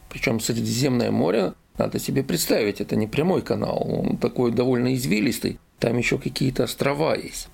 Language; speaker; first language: Russian; native; Russian